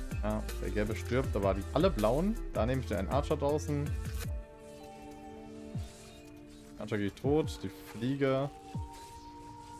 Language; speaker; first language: German; native; German